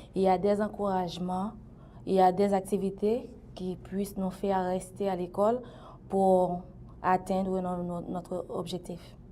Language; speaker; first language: French; non-native, local second language; Haitian Creole